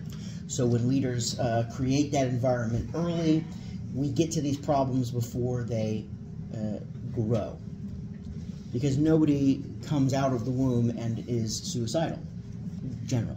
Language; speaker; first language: English; native; English